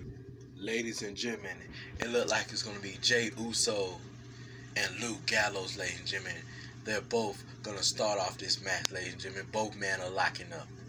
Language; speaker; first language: English; native; English